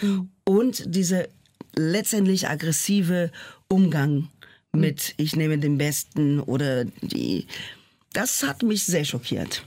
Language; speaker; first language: German; non-native, fluent; Portuguese